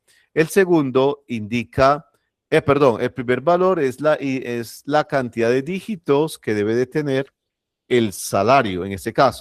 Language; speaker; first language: Spanish; native; Spanish